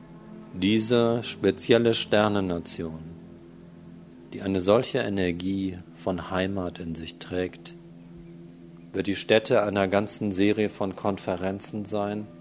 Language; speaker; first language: German; native; German